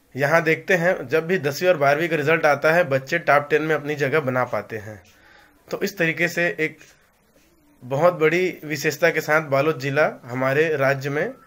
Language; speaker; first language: Hindi; native; Hindi